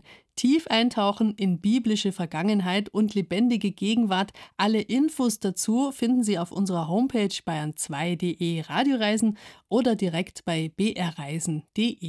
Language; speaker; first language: German; native; German